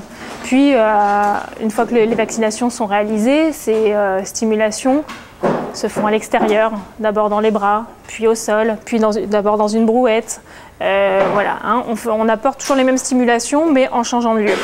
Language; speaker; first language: French; native; French